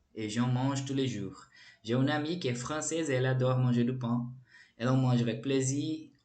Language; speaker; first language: French; non-native, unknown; Portuguese